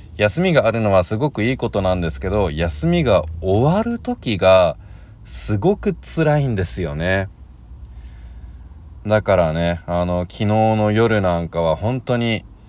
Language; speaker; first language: Japanese; native; Japanese